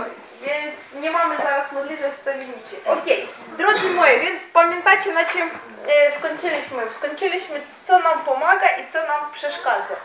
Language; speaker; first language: Polish; non-native, fluent; Ukrainian